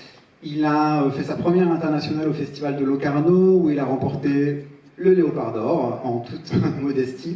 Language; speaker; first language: French; native; French